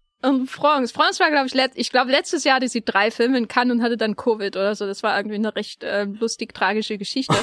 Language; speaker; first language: German; native; German